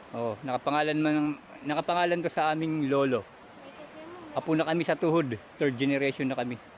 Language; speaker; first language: Filipino; native; Filipino